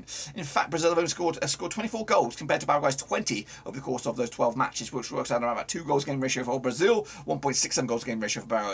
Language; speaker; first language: English; native; English